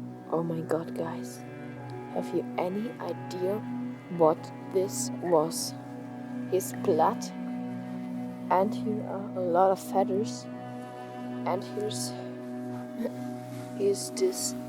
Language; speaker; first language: English; non-native, learner; German